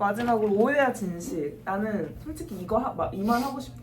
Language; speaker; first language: Korean; native; Korean